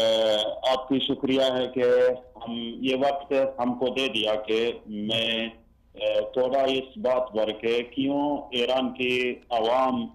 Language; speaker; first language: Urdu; non-native, learner; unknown